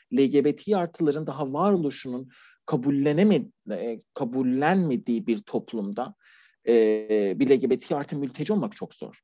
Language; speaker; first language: Turkish; non-native, fluent; Persian